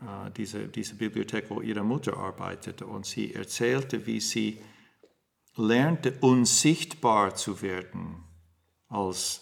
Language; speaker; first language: German; non-native, fluent; English